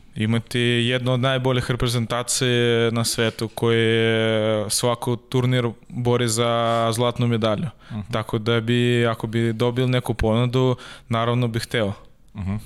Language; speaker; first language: Serbian; non-native, learner; Russian